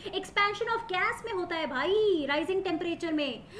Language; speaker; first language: Hindi; native; Hindi